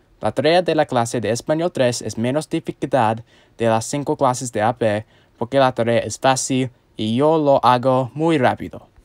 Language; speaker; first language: Spanish; non-native, learner; English